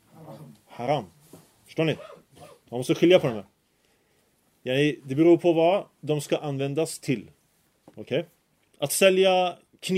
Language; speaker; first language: Swedish; early bilingual, other home language; Arabic